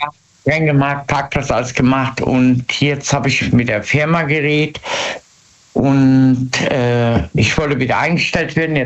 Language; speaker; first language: German; native; German